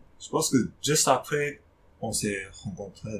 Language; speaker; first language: French; non-native, fluent; Japanese